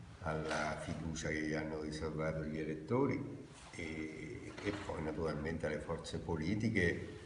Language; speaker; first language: Italian; native; Italian